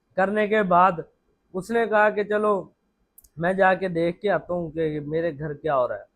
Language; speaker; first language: Urdu; non-native, local second language; Punjabi